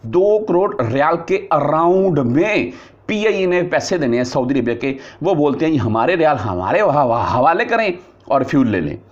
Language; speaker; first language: Urdu; non-native, local second language; Punjabi